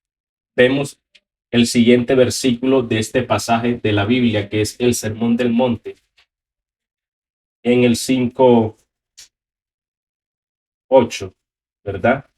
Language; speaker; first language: Spanish; native; Spanish